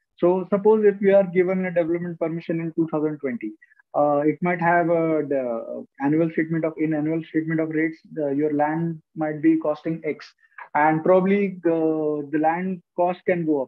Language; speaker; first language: English; non-native, local second language; Marathi